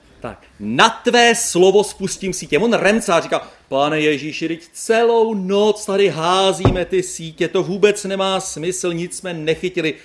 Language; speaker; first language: Czech; native; Czech